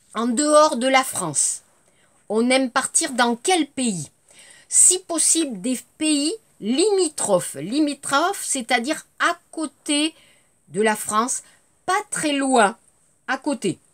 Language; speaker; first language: French; native; French